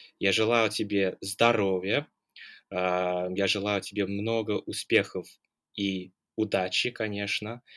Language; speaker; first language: Russian; non-native, fluent; English